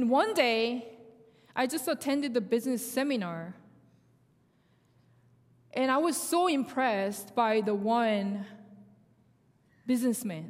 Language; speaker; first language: English; non-native, fluent; Korean